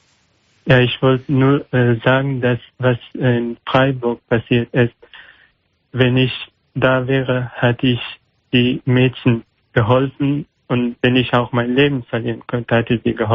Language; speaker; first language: German; non-native, learner; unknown